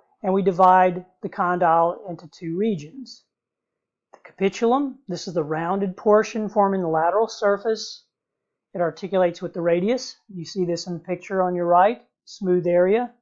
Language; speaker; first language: English; native; English